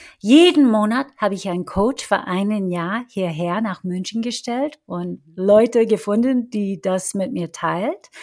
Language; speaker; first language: German; non-native, fluent; English